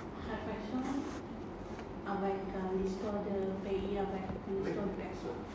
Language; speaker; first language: French; non-native, learner; Khmer